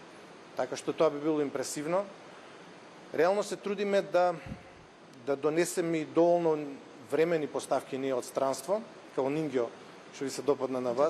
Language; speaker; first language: Macedonian; native; Macedonian